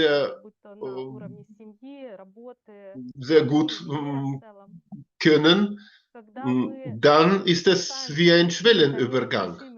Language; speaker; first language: German; non-native, learner; Russian